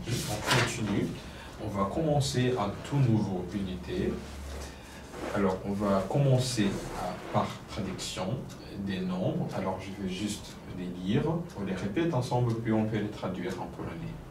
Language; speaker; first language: French; non-native, fluent; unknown